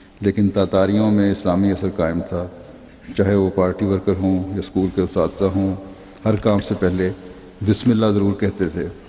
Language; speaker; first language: Urdu; native; Urdu